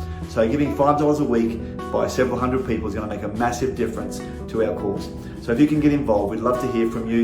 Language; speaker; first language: English; native; English